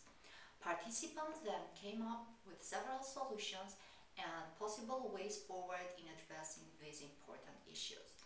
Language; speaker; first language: English; non-native, fluent; Armenian